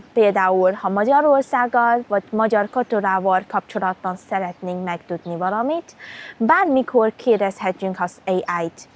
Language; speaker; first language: Hungarian; non-native, learner; Chinese